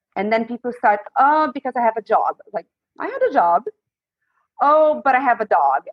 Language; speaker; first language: English; non-native, fluent; Portuguese